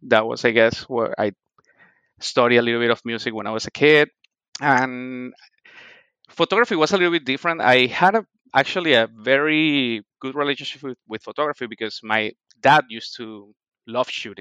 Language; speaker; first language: English; non-native, fluent; Spanish